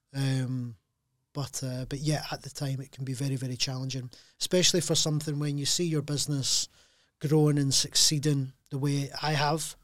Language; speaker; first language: English; native; English